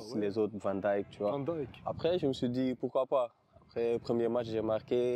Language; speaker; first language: French; non-native, local second language; Wolof